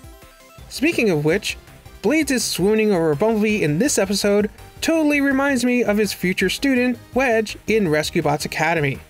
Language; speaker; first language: English; native; English